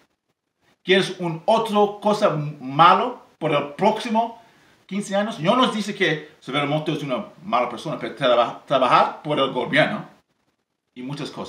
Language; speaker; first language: Spanish; non-native, learner; English